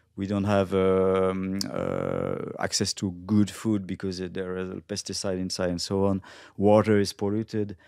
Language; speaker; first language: English; non-native, fluent; French